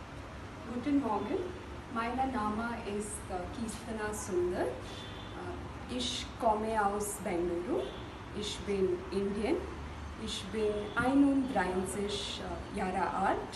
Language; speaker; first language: German; non-native, learner; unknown